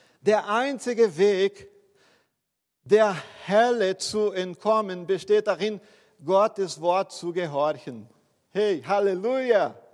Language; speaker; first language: German; non-native, fluent; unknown